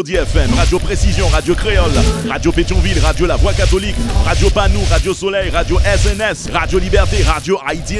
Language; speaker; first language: French; non-native, local second language; Haitian Creole